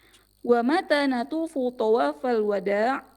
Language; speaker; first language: Arabic; non-native, learner; Indonesian